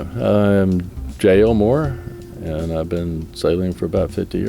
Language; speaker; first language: English; native; English